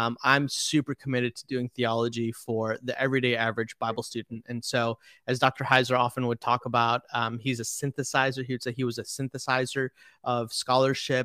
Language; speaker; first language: English; early bilingual, other home language; Telugu